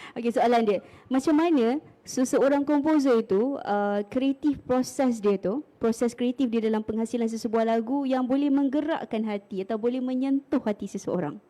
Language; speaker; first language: Malay; native; Malay